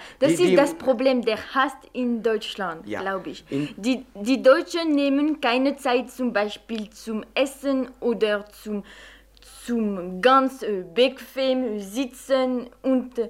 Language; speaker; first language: German; non-native, fluent; French